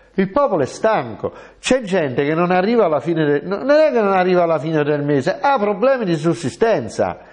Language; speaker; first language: Italian; native; Italian